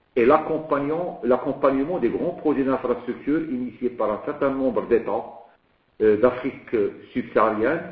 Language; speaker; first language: French; non-native, local second language; Arabic